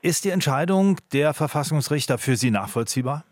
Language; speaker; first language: German; native; German